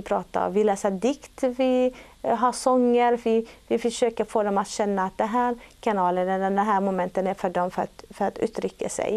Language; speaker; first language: Swedish; non-native, fluent; Arabic